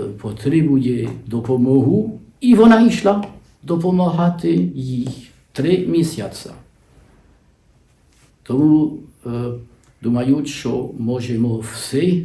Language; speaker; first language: Ukrainian; non-native, learner; French